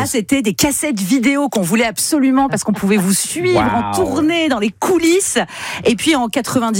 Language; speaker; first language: French; native; French